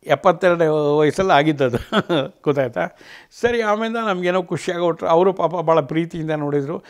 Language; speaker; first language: Kannada; native; Kannada